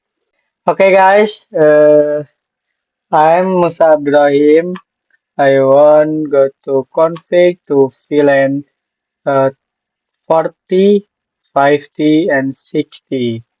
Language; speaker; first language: English; non-native, learner; Indonesian